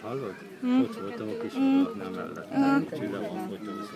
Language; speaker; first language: Hungarian; native; Hungarian